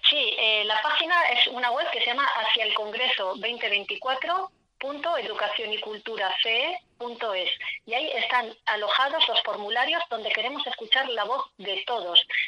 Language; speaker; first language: Spanish; native; Spanish